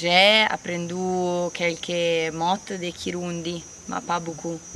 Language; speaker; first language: French; non-native, learner; Italian